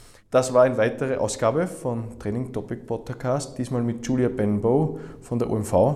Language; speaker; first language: German; native; German